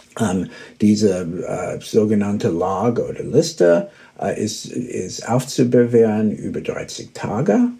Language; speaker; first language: German; early bilingual, heritage; German